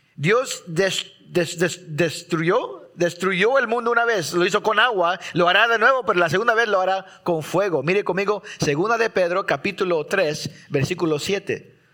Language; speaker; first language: Spanish; early bilingual, heritage; Spanish